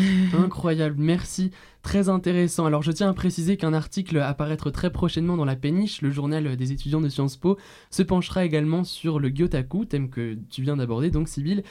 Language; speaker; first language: French; native; French